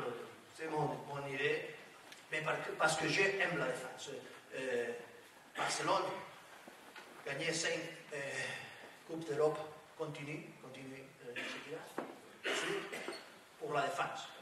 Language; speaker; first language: French; non-native, learner; Spanish